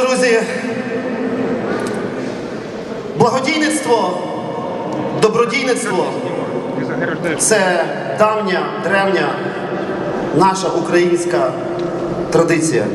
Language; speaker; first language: Ukrainian; native; Ukrainian